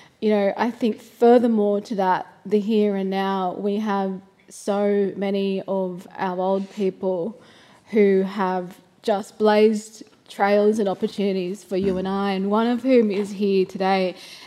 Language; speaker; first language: English; native; English